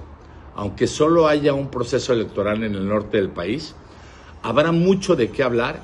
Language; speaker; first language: Spanish; native; Spanish